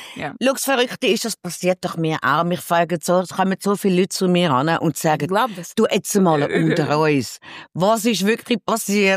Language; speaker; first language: German; native; German